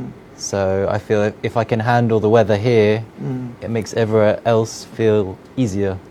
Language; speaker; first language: English; non-native, fluent; French